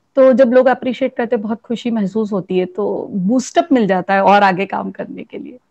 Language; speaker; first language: Hindi; native; Hindi